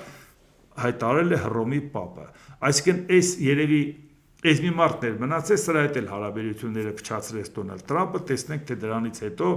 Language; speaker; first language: Armenian; native; Armenian